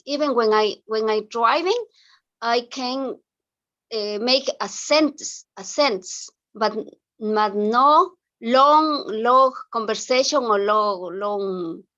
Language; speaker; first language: English; non-native, learner; Spanish